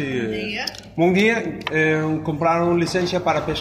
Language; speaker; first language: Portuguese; non-native, learner; Danish